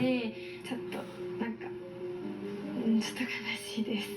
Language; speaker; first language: Japanese; native; Japanese